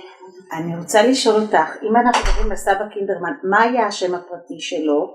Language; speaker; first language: Hebrew; native; Hebrew